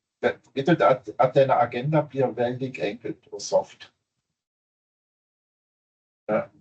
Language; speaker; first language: Norwegian; non-native, fluent; German